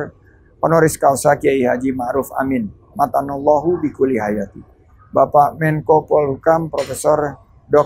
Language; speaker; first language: Indonesian; native; Indonesian